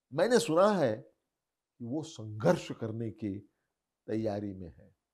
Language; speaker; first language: Hindi; non-native, local second language; Marathi